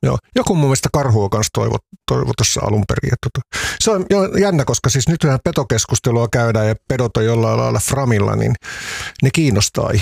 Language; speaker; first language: Finnish; native; Finnish